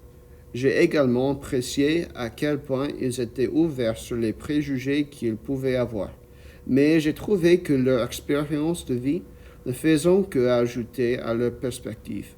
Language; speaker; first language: French; non-native, learner; English